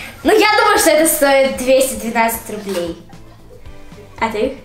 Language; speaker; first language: Russian; native; Russian